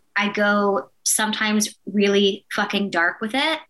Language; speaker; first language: English; native; English